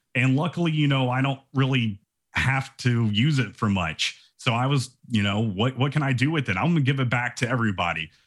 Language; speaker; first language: English; native; English